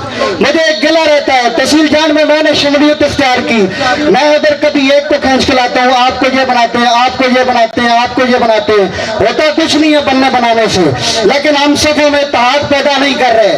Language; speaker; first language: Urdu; non-native, local second language; Punjabi